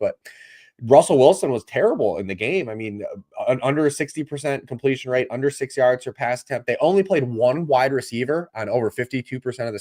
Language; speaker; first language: English; native; English